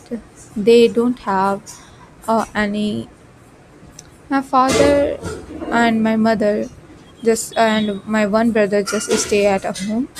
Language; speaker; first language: English; non-native, learner; Bhojpuri